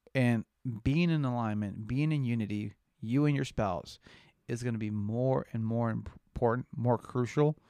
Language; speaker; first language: English; native; English